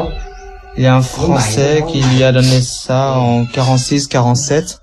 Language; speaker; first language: French; non-native, local second language; Vietnamese